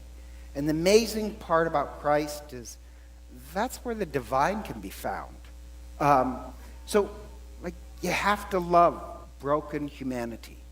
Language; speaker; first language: English; native; English